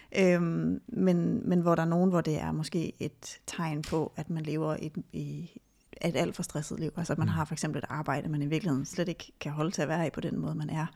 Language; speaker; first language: Danish; native; Danish